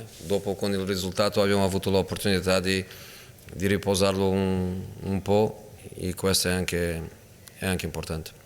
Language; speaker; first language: Italian; non-native, fluent; Portuguese